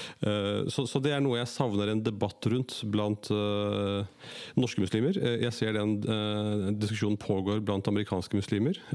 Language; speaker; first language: Norwegian; early bilingual, other home language; Urdu